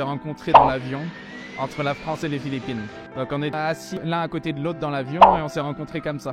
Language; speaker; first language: French; native; French